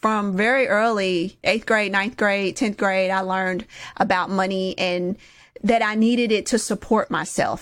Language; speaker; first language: English; native; English